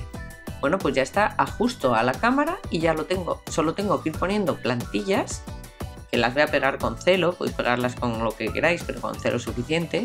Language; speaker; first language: Spanish; native; Spanish